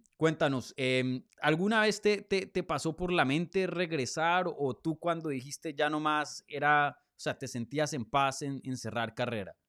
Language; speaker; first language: Spanish; native; Spanish